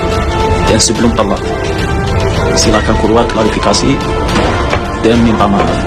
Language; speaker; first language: Indonesian; non-native, fluent; Arabic